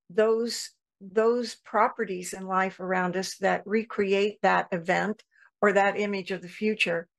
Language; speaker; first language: English; native; English